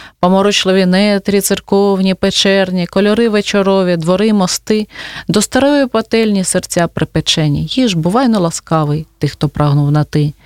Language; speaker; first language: Ukrainian; non-native, local second language; Russian